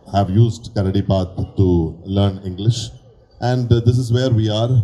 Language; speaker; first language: English; non-native, local second language; Tamil